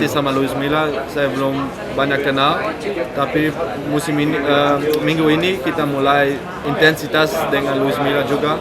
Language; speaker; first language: Indonesian; non-native, fluent; Dutch